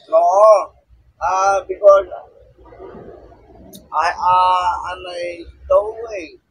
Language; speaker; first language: English; non-native, local second language; Filipino